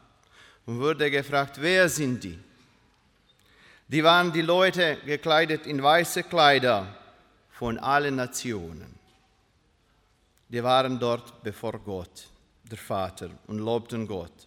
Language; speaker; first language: German; non-native, learner; Croatian